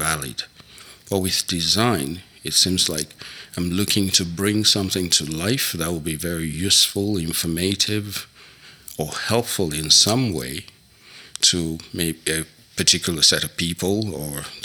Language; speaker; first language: English; non-native, local second language; Yoruba